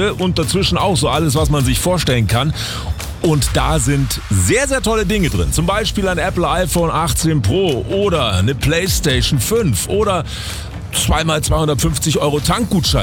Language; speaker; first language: German; native; German